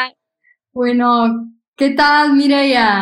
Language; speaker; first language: Spanish; non-native, fluent; Portuguese